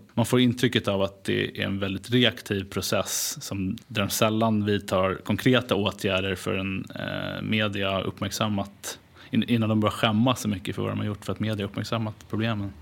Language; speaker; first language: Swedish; native; Swedish